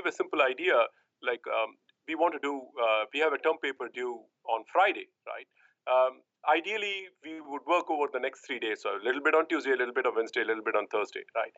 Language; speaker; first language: English; non-native, local second language; Tamil